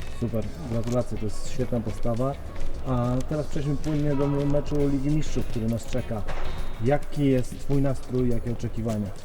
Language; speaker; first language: Polish; native; Polish